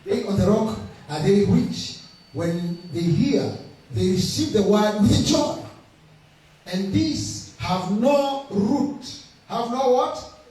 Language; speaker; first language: English; non-native, local second language; Swahili